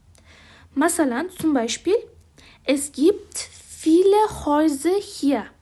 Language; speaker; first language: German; non-native, fluent; Uzbek